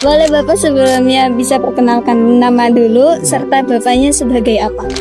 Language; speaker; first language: Indonesian; native; Indonesian